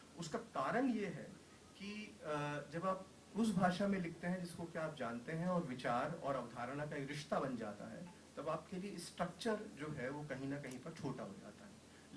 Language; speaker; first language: Hindi; native; Hindi